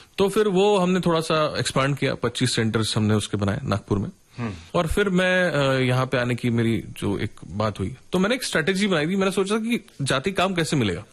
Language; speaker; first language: Hindi; non-native, local second language; Marathi